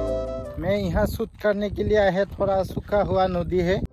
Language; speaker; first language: Hindi; non-native, learner; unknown